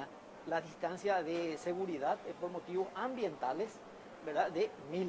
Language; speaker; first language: Spanish; native; Spanish